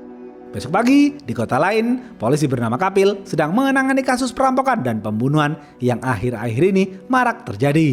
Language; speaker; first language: Indonesian; native; Indonesian